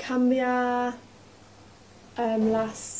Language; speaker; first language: Spanish; non-native, learner; English